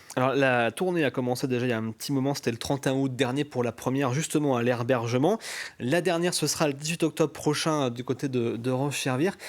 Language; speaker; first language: French; native; French